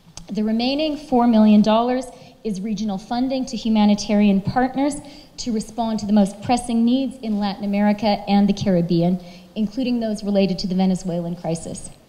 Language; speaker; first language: English; native; English